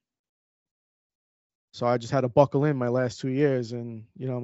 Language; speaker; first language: English; native; English